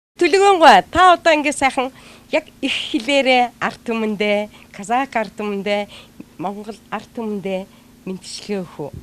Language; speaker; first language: Mongolian; native; Mongolian